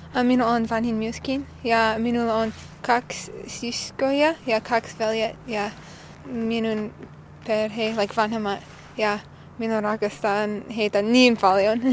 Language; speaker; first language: Finnish; non-native, learner; English